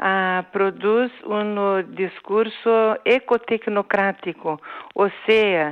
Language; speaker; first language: Spanish; non-native, fluent; Portuguese